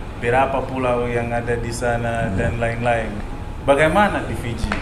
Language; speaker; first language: Indonesian; non-native, fluent; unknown